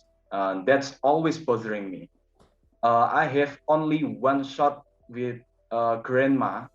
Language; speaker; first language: English; non-native, learner; Indonesian